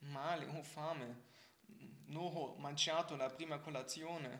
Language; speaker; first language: Italian; non-native, learner; German